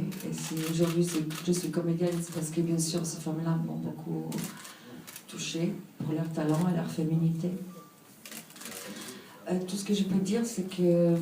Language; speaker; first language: French; non-native, fluent; Italian